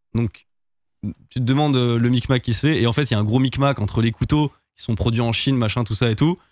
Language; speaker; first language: French; native; French